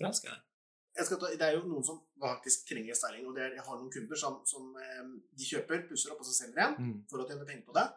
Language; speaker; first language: Norwegian; native; Norwegian